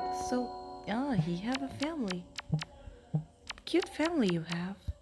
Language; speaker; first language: English; non-native, learner; Portuguese